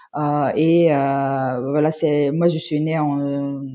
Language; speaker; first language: French; non-native, fluent; Korean